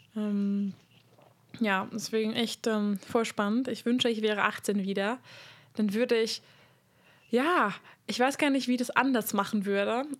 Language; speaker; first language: German; non-native, fluent; Hungarian